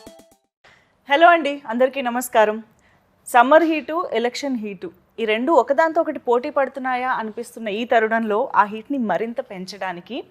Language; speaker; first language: Telugu; native; Telugu